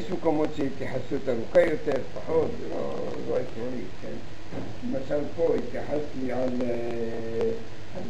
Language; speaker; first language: Hebrew; early bilingual, other home language; Arabic